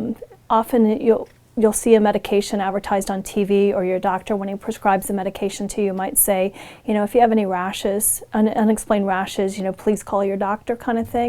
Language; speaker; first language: English; native; English